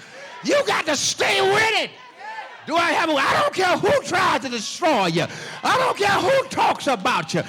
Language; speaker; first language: English; native; English